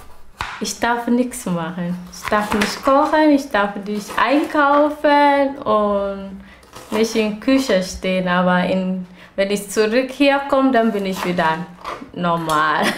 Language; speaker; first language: German; non-native, learner; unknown